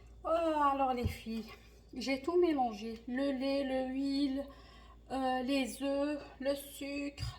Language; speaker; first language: French; non-native, local second language; Arabic